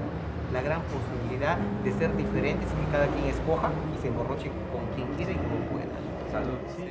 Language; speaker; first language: Spanish; native; Spanish